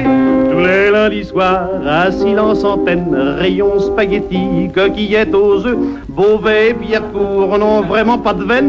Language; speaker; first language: French; native; French